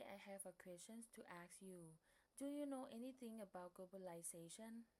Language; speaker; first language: English; non-native, learner; Thai